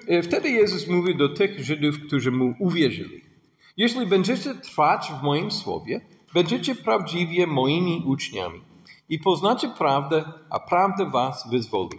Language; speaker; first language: Polish; non-native, fluent; English